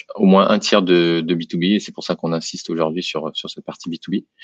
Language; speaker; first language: French; native; French